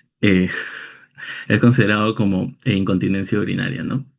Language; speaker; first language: Spanish; native; Spanish